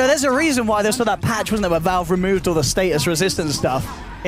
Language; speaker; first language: English; native; English